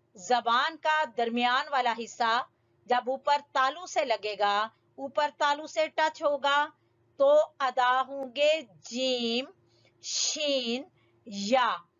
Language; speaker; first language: Urdu; native; Urdu